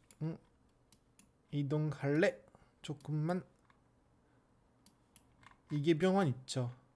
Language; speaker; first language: Korean; non-native, learner; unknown